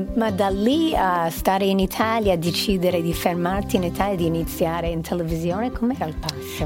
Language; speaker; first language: Italian; non-native, fluent; English